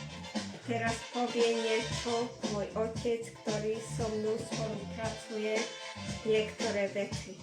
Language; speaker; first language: Slovak; non-native, local second language; Romany